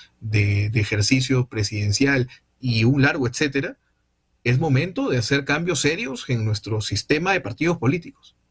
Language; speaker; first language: Spanish; native; Spanish